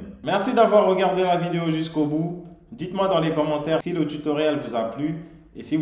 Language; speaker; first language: French; native; French